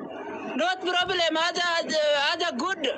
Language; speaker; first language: English; non-native, learner; Oromo